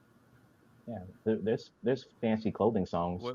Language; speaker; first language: English; native; English